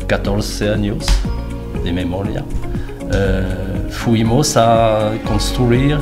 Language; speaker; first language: Spanish; non-native, fluent; French